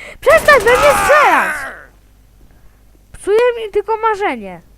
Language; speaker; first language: Polish; native; Polish